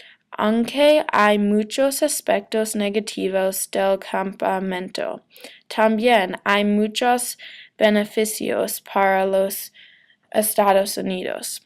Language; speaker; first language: Spanish; non-native, learner; English